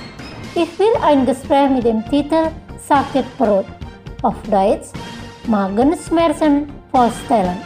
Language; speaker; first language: German; non-native, fluent; Indonesian